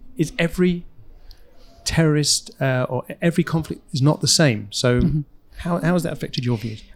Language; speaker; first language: English; native; English